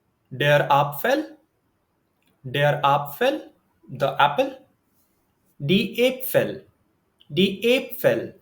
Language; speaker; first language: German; non-native, learner; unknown